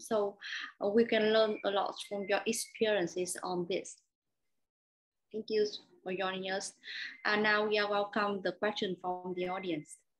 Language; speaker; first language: English; non-native, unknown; Vietnamese